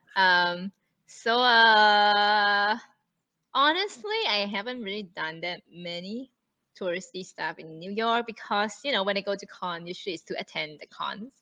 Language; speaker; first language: English; non-native, fluent; Thai